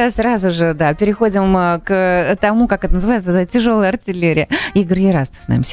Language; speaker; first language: Russian; native; Russian